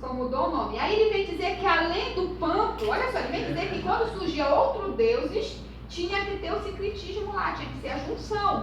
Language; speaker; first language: Portuguese; native; Portuguese